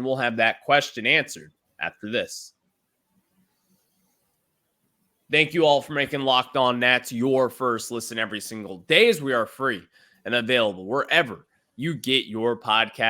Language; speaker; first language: English; native; English